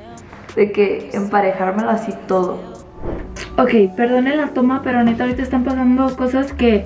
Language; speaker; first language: Spanish; native; Spanish